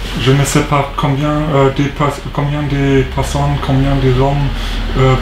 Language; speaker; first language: French; non-native, learner; German